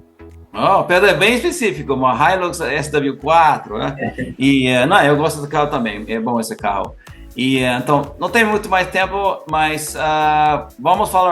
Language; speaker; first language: Portuguese; non-native, learner; English